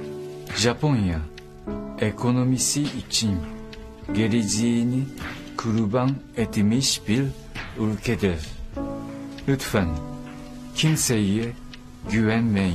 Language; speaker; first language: Turkish; non-native, learner; Japanese